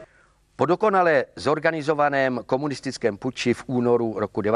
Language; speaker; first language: Czech; native; Czech